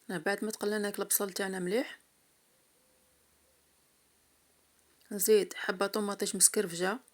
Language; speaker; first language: Arabic; native; Arabic